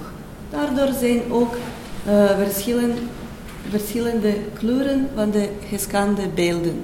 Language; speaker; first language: Dutch; non-native, fluent; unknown